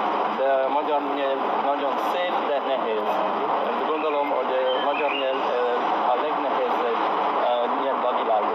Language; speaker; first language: Hungarian; non-native, learner; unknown